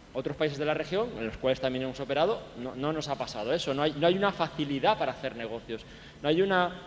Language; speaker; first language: Spanish; native; Spanish